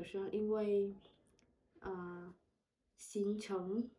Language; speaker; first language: Chinese; non-native, learner; Vietnamese